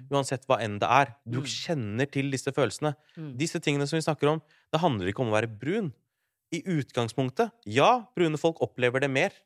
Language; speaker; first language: Norwegian; native; Norwegian